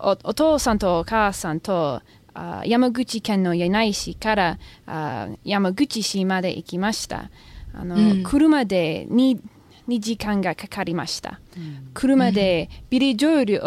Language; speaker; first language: Japanese; non-native, learner; English